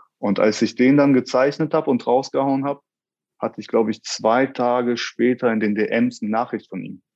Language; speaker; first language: German; early bilingual, other home language; Russian